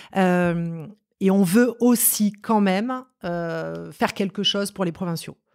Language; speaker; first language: French; native; French